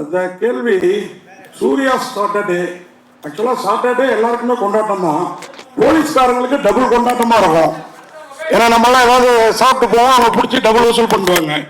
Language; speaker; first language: Tamil; native; Tamil